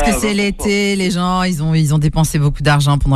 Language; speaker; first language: French; native; French